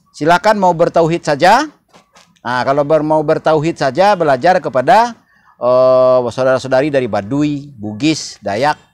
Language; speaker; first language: Indonesian; non-native, local second language; Minangkabau